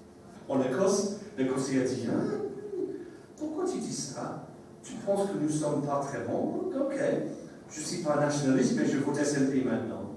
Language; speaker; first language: French; non-native, learner; English